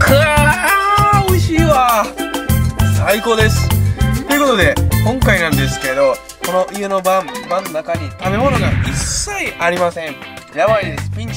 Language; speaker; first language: Japanese; native; Japanese